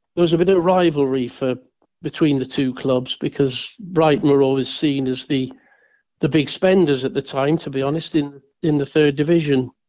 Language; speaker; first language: English; native; English